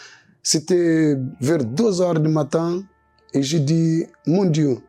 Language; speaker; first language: French; non-native, local second language; Portuguese